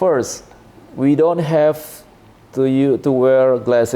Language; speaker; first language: English; non-native, learner; Indonesian